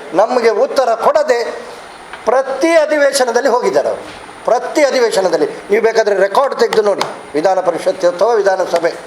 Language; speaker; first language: Kannada; native; Kannada